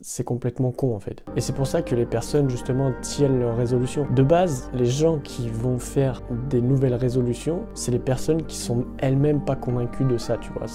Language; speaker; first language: French; native; French